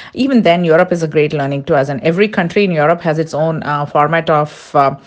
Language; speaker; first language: English; non-native, local second language; Tulu